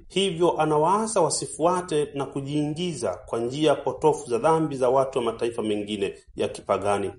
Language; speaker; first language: Swahili; native; Swahili